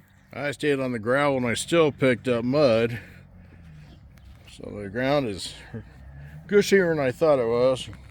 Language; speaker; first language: English; native; English